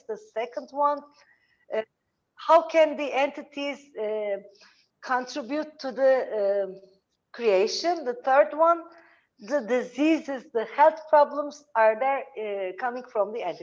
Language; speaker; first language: English; non-native, learner; Turkish